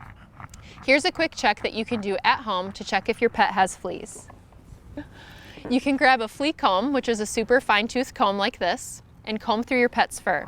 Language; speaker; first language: English; native; English